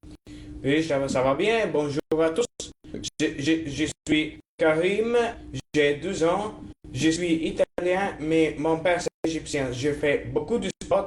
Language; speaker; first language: French; non-native, learner; Italian